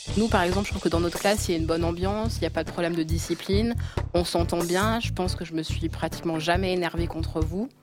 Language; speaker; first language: French; native; French